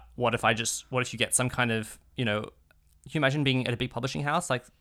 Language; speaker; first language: English; native; English